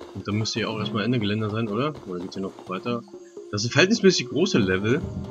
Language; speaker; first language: German; native; German